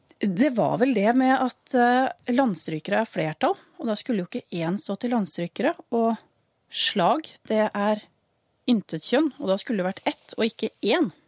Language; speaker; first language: Norwegian; native; Norwegian